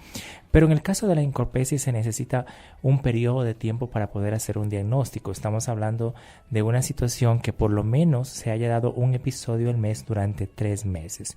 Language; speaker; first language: Spanish; native; Spanish